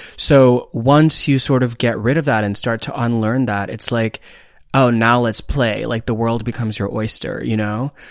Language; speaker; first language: English; non-native, local second language; Hindi